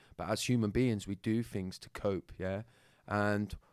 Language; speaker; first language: English; native; English